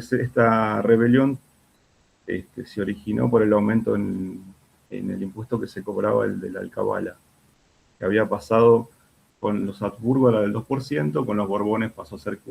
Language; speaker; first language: Spanish; native; Spanish